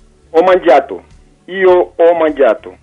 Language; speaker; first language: Italian; non-native, learner; Spanish